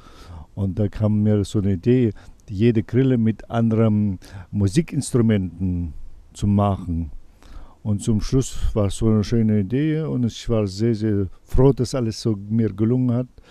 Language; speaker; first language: German; non-native, learner; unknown